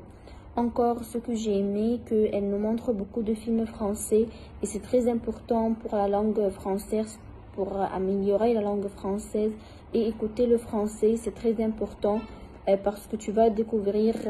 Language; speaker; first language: French; non-native, fluent; Arabic